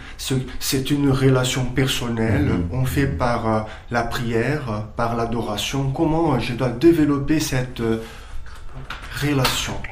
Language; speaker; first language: French; non-native, fluent; Portuguese